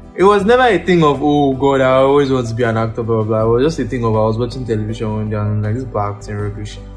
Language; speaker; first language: English; non-native, local second language; Yoruba